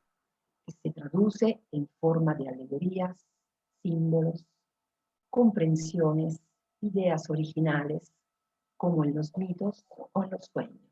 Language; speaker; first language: Spanish; non-native, fluent; Italian